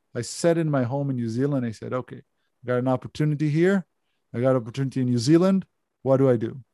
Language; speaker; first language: English; non-native, fluent; Hebrew